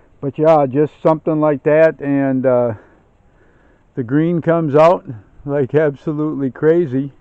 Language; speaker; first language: English; native; English